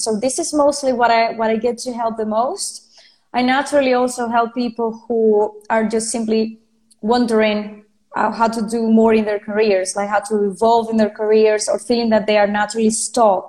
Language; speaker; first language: English; non-native, fluent; Spanish